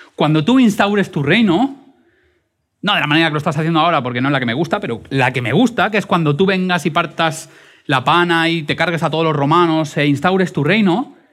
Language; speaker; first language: Spanish; native; Spanish